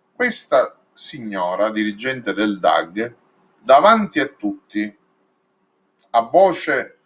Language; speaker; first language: Italian; native; Italian